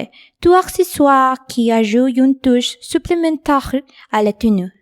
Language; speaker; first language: French; non-native, learner; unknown